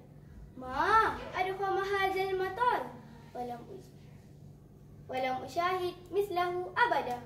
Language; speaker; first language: Arabic; non-native, learner; Malay